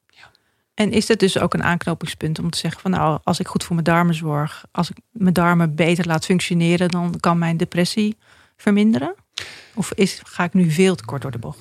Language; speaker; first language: Dutch; native; Dutch